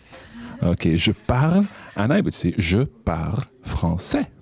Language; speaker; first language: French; non-native, fluent; English